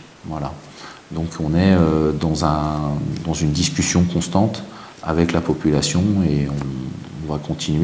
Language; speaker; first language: French; native; French